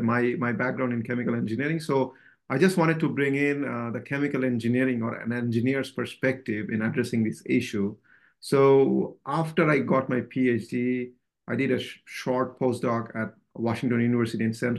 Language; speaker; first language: English; non-native, local second language; Bangla